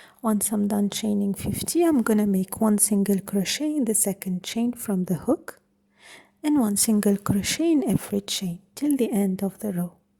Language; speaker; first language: English; non-native, fluent; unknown